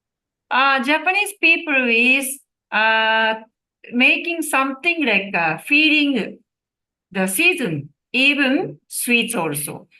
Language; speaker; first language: English; non-native, learner; Japanese